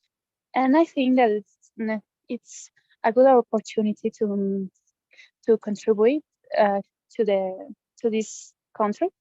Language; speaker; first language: English; non-native, learner; Spanish